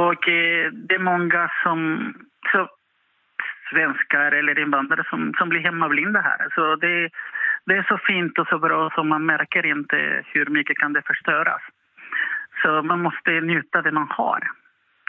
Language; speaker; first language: Swedish; non-native, fluent; Spanish